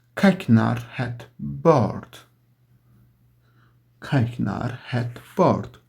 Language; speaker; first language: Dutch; non-native, learner; Turkish